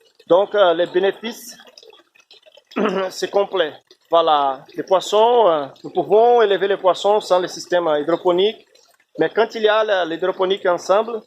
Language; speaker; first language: French; non-native, fluent; Portuguese